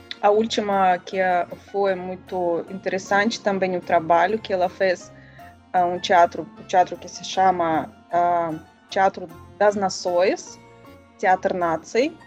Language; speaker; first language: Portuguese; non-native, learner; Russian